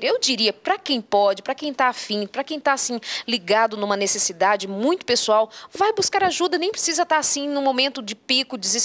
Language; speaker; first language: Portuguese; native; Portuguese